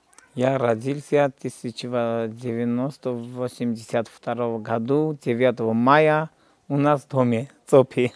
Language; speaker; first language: Russian; non-native, local second language; Armenian